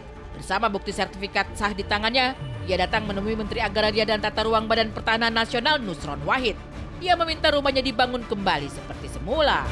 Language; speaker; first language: Indonesian; native; Indonesian